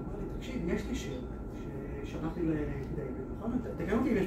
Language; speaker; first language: Hebrew; native; Hebrew